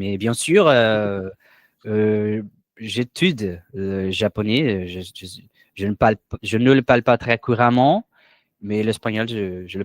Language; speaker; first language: French; non-native, learner; Portuguese